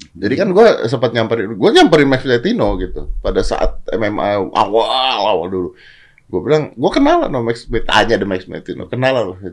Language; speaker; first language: Indonesian; native; Indonesian